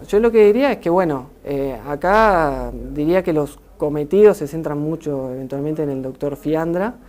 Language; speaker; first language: Spanish; native; Spanish